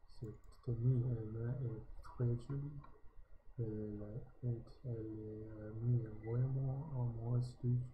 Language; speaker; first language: French; non-native, learner; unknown